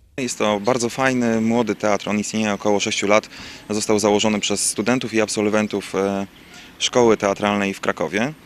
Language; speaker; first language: Polish; native; Polish